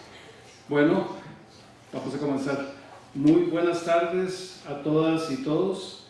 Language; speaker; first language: Spanish; native; Spanish